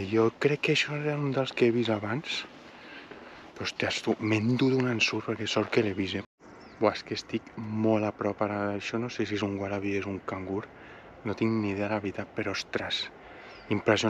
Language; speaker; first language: Catalan; native; Catalan